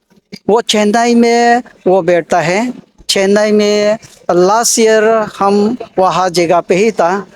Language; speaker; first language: Hindi; non-native, local second language; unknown